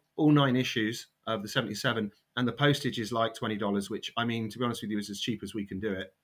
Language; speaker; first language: English; native; English